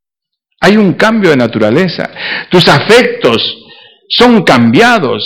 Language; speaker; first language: Spanish; native; Spanish